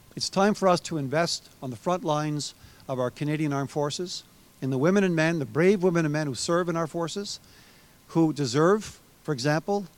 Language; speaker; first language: English; native; English